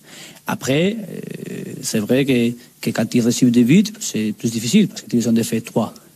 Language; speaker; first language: French; non-native, learner; Spanish